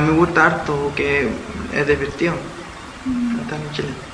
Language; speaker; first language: Spanish; early bilingual, heritage; Spanish